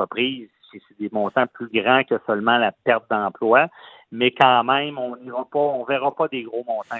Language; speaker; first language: French; native; French